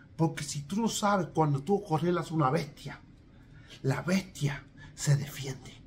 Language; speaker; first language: Spanish; native; Spanish